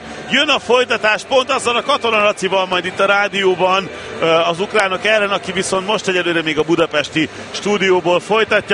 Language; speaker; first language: Hungarian; native; Hungarian